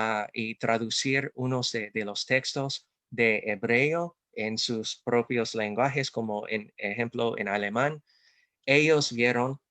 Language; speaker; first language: Spanish; non-native, fluent; English